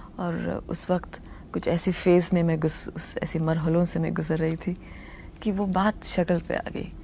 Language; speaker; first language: Hindi; non-native, local second language; Tamil